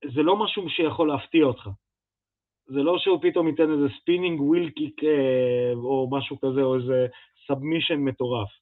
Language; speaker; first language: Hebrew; early bilingual, other home language; Russian